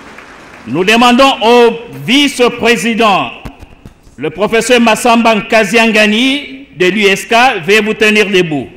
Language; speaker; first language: French; non-native, local second language; Lingala